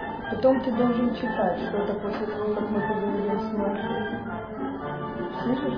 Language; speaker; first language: Russian; native; Russian